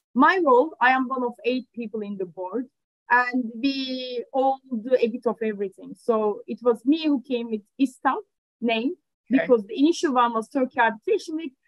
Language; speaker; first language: English; non-native, fluent; Turkish